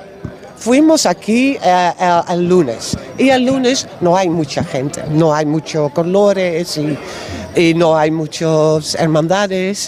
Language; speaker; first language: Spanish; non-native, learner; Dutch